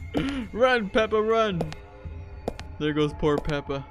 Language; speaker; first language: English; native; English